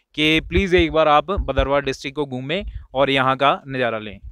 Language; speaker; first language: Hindi; native; Hindi